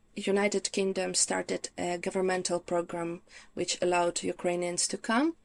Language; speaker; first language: English; non-native, fluent; Ukrainian